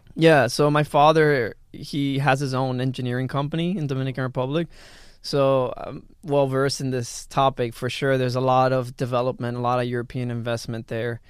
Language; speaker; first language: English; early bilingual, other home language; Spanish